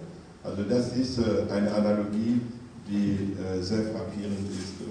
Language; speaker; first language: German; non-native, fluent; French